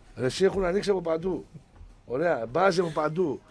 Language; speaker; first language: Greek; native; Greek